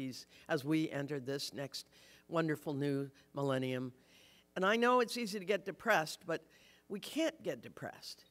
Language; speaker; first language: English; native; English